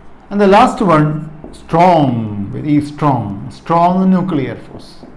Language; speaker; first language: English; non-native, local second language; Malayalam